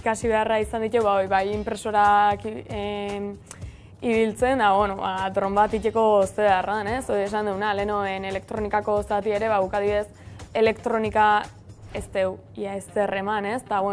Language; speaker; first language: Basque; native; Basque